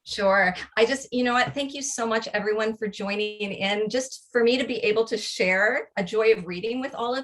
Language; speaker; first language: English; native; English